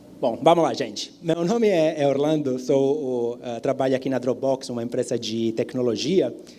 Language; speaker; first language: Portuguese; non-native, fluent; Italian